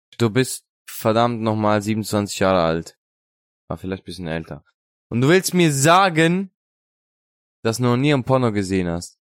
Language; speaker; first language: German; non-native, fluent; Italian